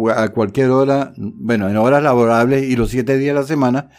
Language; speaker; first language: Spanish; native; Spanish